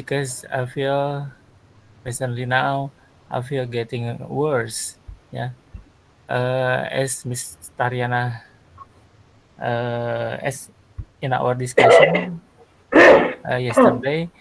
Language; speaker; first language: English; non-native, learner; Sundanese